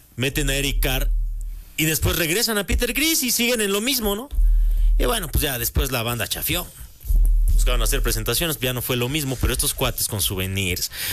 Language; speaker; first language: Spanish; early bilingual, other home language; Italian